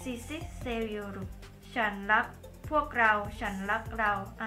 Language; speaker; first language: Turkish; non-native, learner; Thai